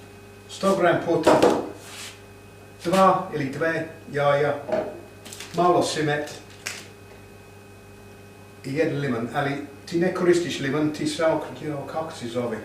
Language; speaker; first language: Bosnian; non-native, learner; English